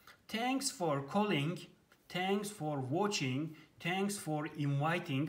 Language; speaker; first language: English; non-native, fluent; Turkish